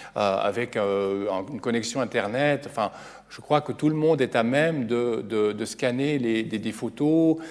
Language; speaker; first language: French; native; French